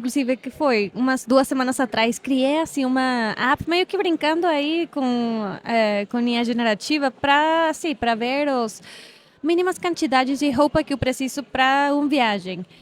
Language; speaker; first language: Portuguese; non-native, fluent; Spanish